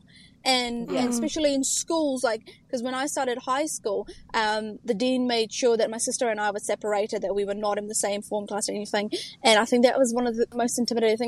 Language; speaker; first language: English; early bilingual, other home language; Urdu